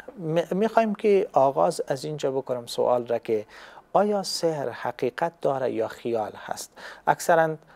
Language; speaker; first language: Persian; native; Persian